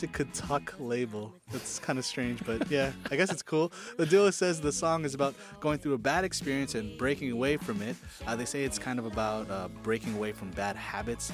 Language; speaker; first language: English; native; English